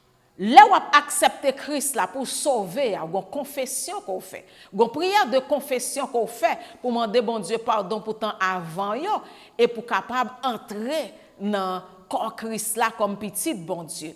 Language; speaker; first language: French; non-native, learner; Haitian Creole